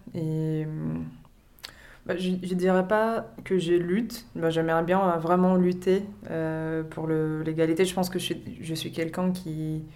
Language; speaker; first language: French; non-native, fluent; Portuguese